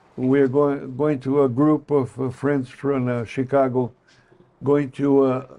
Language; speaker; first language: English; non-native, fluent; Portuguese